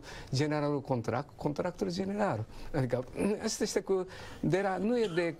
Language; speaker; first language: Romanian; non-native, learner; Japanese